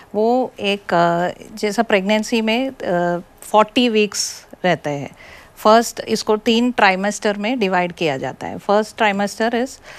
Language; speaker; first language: Hindi; non-native, local second language; Malayalam